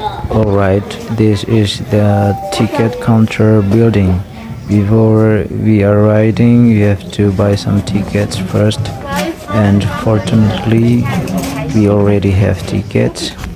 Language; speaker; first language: English; non-native, fluent; Indonesian